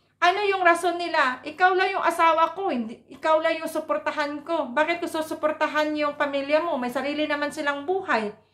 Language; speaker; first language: Filipino; non-native, local second language; Cebuano